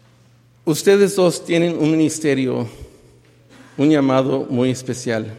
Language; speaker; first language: Spanish; early bilingual, heritage; Spanish